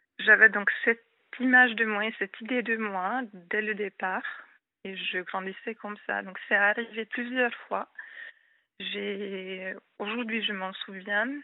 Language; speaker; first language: French; non-native, fluent; Hungarian